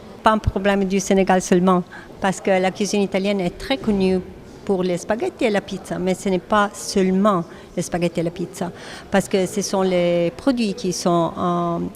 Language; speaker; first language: French; non-native, fluent; Italian